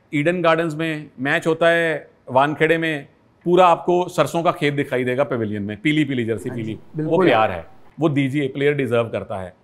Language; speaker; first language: Hindi; native; Hindi